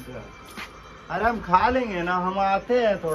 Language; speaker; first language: Hindi; native; Hindi